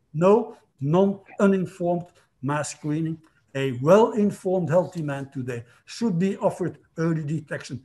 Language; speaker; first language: English; non-native, fluent; Dutch